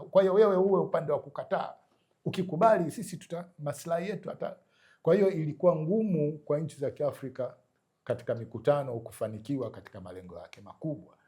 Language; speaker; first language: Swahili; native; Swahili